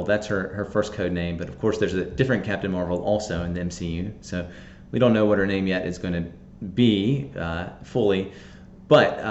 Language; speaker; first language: English; native; English